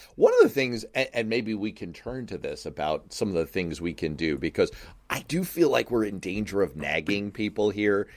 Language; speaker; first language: English; native; English